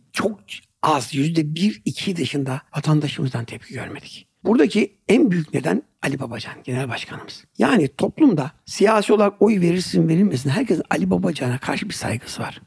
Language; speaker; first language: Turkish; native; Turkish